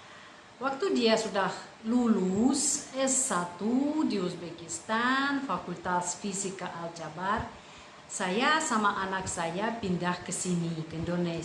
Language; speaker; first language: Indonesian; non-native, fluent; Russian